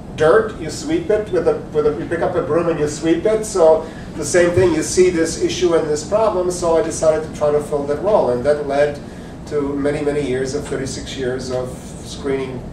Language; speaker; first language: English; early bilingual, other home language; Czech